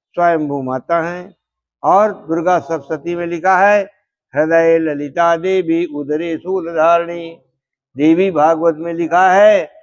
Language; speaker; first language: Hindi; native; Hindi